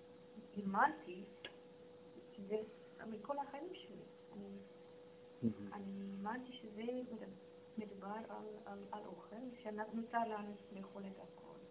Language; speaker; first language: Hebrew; non-native, learner; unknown